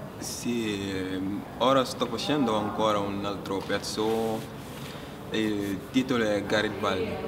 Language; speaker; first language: Italian; non-native, learner; Wolof